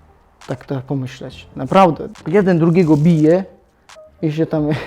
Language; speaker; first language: Polish; non-native, fluent; Chechen